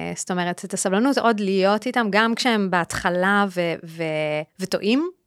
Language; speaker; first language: Hebrew; native; Hebrew